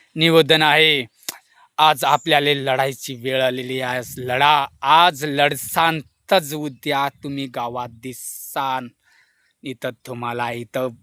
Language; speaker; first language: Marathi; non-native, local second language; Lambadi